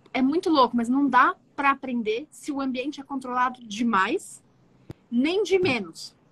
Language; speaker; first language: Portuguese; native; Portuguese